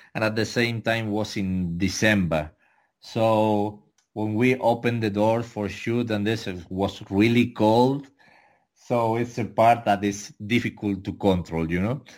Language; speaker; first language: English; non-native, fluent; Spanish